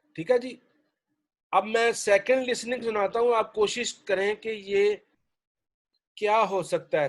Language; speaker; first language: Urdu; native; Urdu